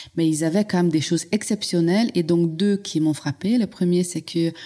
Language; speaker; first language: French; non-native, fluent; Hungarian